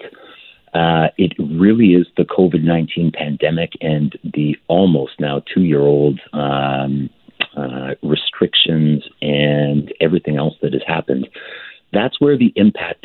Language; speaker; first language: English; native; English